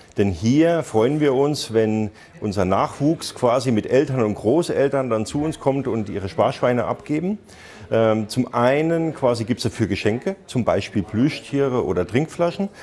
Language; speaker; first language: German; native; German